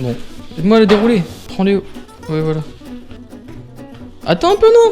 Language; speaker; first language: French; native; French